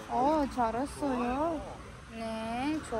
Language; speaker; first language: Korean; non-native, learner; Urdu